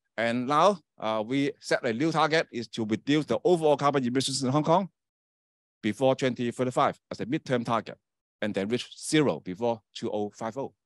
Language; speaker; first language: English; non-native, local second language; Chinese